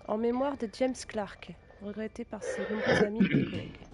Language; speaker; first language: French; native; French